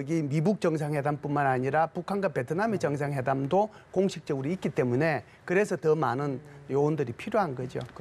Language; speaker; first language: Korean; native; Korean